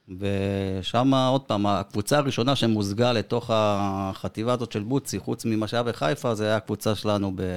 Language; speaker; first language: Hebrew; early bilingual, other home language; Spanish